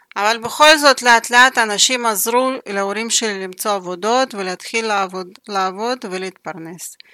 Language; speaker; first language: Hebrew; non-native, fluent; Russian